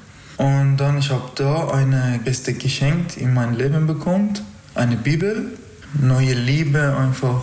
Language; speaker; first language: German; non-native, learner; Persian